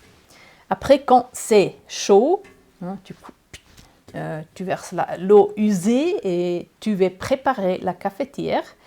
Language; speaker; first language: French; non-native, learner; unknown